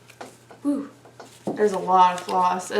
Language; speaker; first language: English; native; English